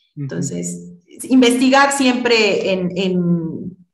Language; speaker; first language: Spanish; native; Spanish